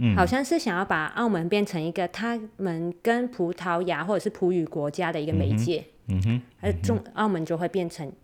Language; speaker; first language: Chinese; non-native, local second language; Cantonese